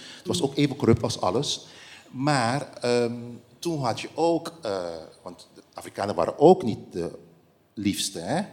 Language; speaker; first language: Dutch; non-native, local second language; Papiamento